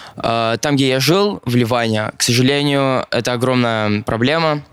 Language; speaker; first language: Russian; early bilingual, other home language; Arabic